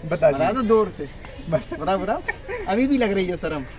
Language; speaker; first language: Hindi; native; Hindi